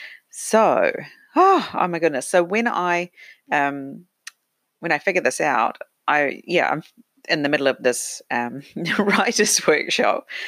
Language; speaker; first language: English; native; English